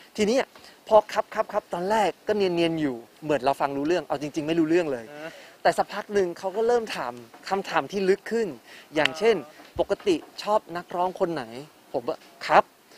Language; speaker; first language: Thai; non-native, fluent; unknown